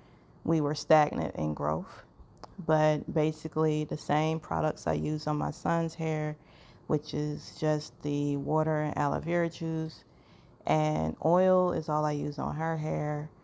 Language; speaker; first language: English; native; English